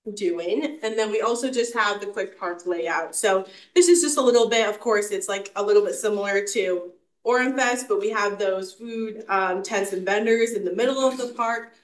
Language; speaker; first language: English; native; English